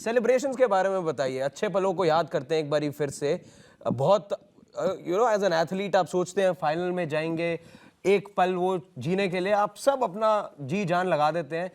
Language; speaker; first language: Hindi; native; Hindi